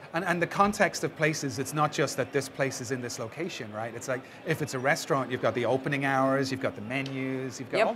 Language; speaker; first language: English; native; English